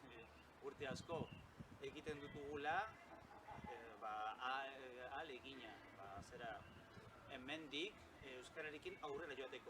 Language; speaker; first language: Basque; non-native, fluent; Spanish